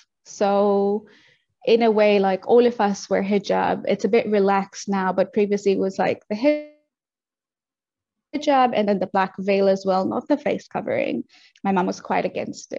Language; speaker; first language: English; native; English